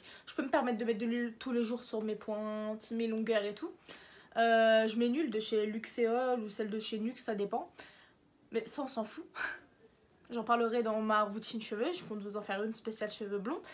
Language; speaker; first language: French; native; French